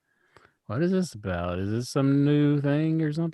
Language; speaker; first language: English; native; English